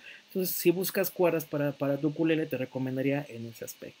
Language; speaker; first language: Spanish; native; Spanish